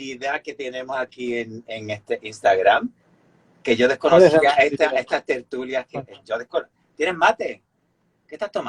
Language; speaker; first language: Spanish; native; Spanish